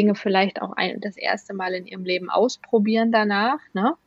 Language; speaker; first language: German; native; German